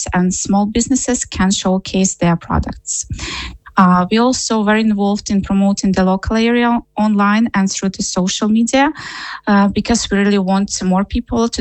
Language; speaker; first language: English; non-native, fluent; Ukrainian